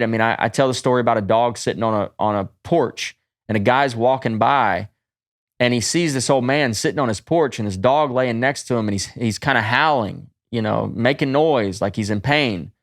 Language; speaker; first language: English; native; English